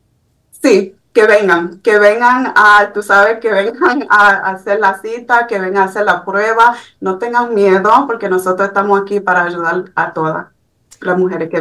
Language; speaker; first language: Spanish; early bilingual, heritage; Spanish